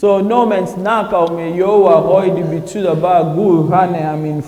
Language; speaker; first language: Danish; non-native, learner; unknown